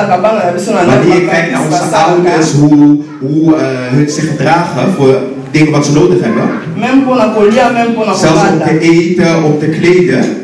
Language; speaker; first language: Dutch; non-native, fluent; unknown